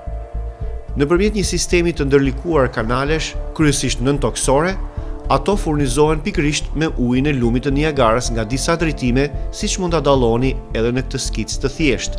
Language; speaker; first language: Albanian; native; Albanian